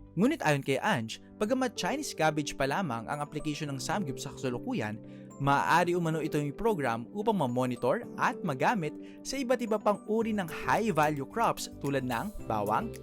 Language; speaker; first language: Filipino; native; Filipino